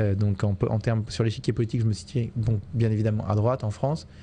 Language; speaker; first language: French; native; French